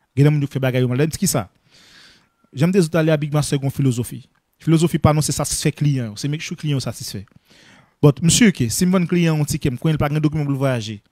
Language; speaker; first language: French; non-native, local second language; Haitian Creole